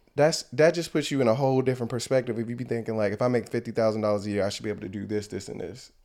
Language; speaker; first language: English; native; English